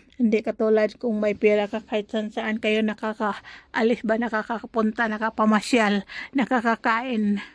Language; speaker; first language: Filipino; non-native, local second language; Cebuano